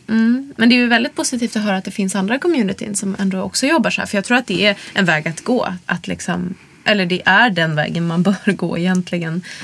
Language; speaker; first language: Swedish; native; Swedish